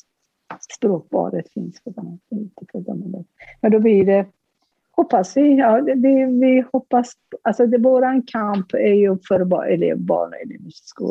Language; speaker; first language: Swedish; non-native, fluent; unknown